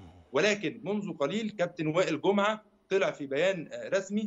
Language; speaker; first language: Arabic; native; Arabic